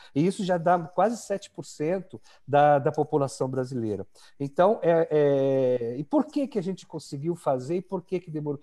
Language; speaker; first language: Portuguese; native; Portuguese